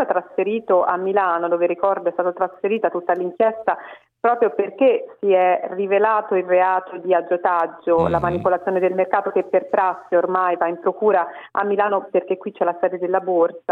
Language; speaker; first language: Italian; native; Italian